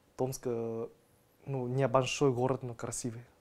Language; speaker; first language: Russian; non-native, fluent; Vietnamese